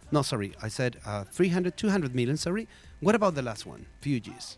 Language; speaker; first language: English; non-native, fluent; Spanish